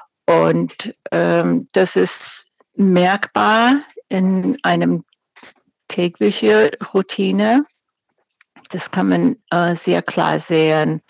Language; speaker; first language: German; non-native, fluent; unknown